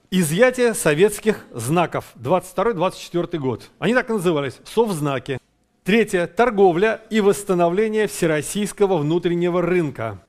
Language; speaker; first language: Russian; native; Russian